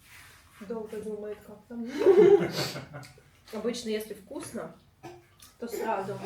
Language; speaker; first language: Russian; native; Russian